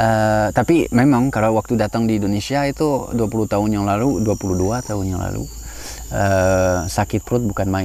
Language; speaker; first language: Indonesian; non-native, fluent; French